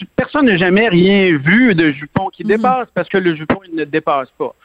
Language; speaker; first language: French; native; French